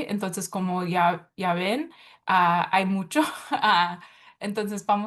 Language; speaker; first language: Spanish; early bilingual, heritage; Spanish